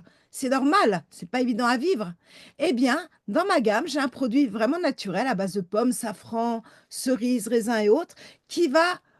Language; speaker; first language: French; native; French